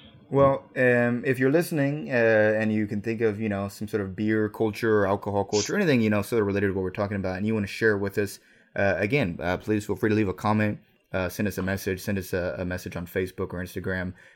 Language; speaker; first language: English; native; English